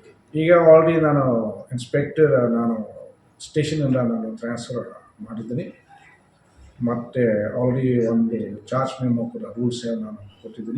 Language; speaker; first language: Kannada; non-native, fluent; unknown